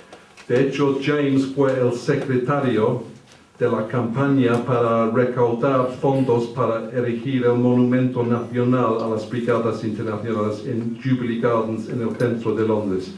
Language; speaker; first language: Spanish; early bilingual, heritage; English